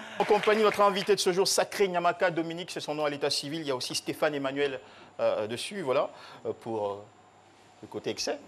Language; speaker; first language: French; native; French